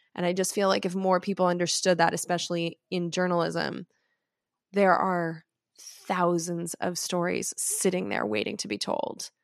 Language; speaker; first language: English; native; English